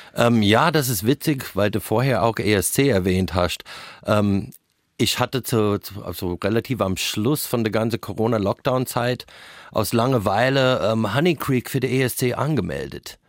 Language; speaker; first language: German; non-native, fluent; English